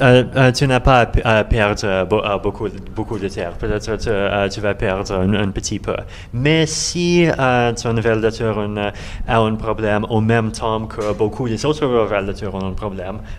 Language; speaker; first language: French; non-native, learner; Russian